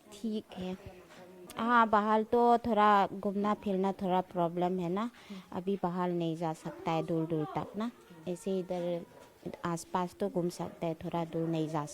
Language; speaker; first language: Hindi; non-native, local second language; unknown